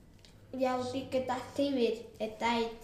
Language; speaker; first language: Welsh; non-native, learner; Spanish